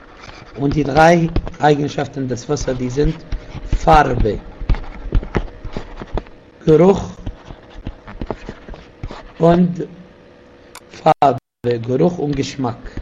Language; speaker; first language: German; non-native, fluent; Arabic